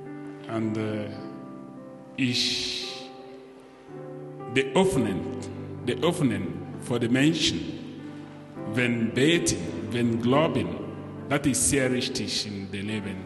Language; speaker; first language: German; non-native, learner; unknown